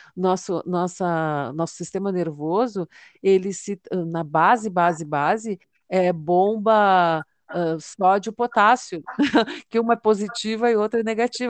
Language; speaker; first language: Portuguese; native; Portuguese